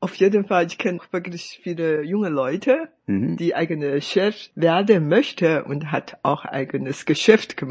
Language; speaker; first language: German; non-native, fluent; Chinese